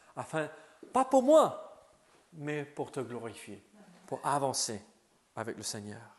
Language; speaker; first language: French; native; French